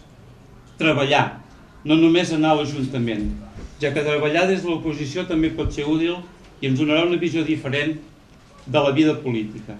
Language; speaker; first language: Catalan; native; Catalan